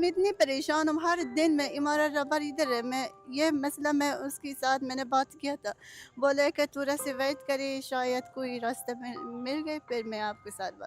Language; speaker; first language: Hindi; non-native, learner; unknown